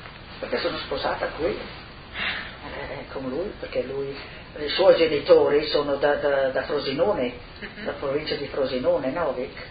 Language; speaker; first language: Italian; non-native, local second language; Friulian